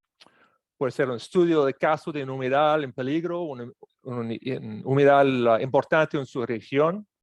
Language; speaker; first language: Spanish; non-native, fluent; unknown